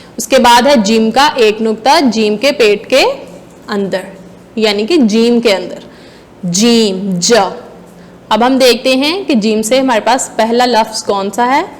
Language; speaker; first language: Hindi; non-native, local second language; Punjabi